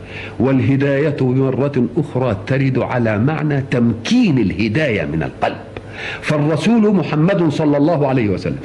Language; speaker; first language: Arabic; native; Arabic